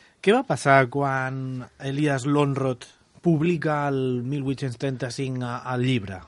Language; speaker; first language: Catalan; native; Catalan